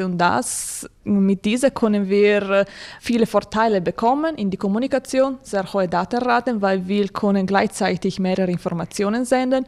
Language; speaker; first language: German; non-native, fluent; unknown